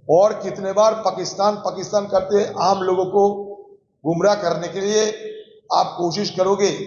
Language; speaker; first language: Hindi; non-native, local second language; Bangla